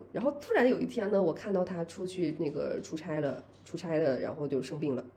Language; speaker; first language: Chinese; native; Chinese